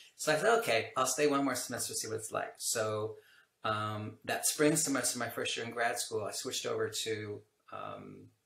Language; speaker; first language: English; native; English